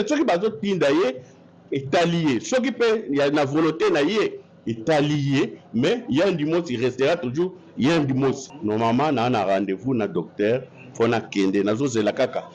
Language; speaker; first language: Lingala; non-native, local second language; Kituba (Democratic Republic of Congo)